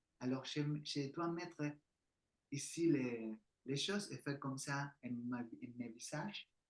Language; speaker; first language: French; non-native, learner; Spanish